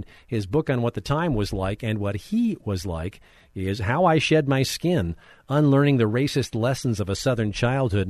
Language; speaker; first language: English; native; English